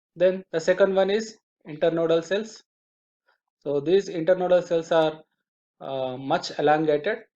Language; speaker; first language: English; non-native, local second language; Telugu